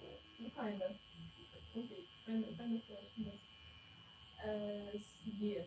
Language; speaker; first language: English; non-native, fluent; Ukrainian